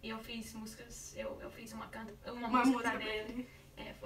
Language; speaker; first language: Portuguese; non-native, learner; English